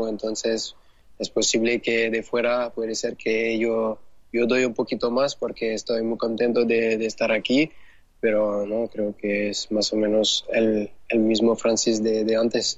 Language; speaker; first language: Spanish; non-native, fluent; French